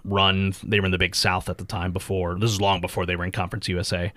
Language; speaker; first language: English; early bilingual, other home language; Filipino